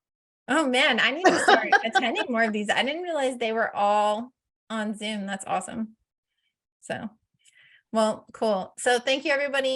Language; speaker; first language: English; native; English